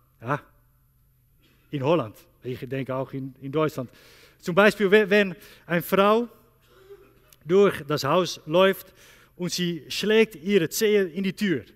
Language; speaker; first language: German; non-native, learner; Dutch